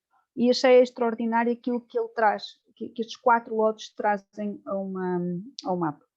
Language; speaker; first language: Portuguese; native; Portuguese